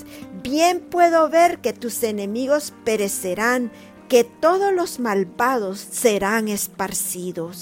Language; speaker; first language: Spanish; native; Spanish